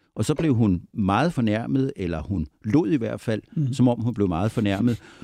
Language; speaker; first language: Danish; native; Danish